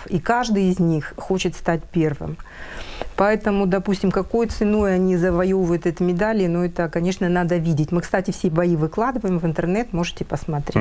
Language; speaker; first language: Russian; native; Russian